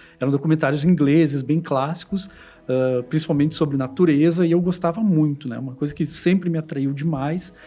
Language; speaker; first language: Portuguese; native; Portuguese